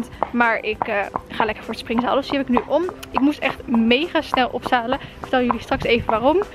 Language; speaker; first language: Dutch; native; Dutch